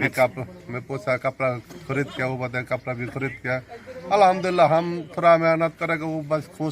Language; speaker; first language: Hindi; non-native, learner; Bangla